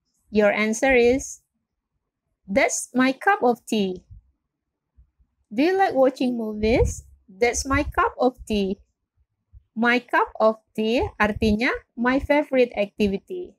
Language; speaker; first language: English; non-native, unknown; Indonesian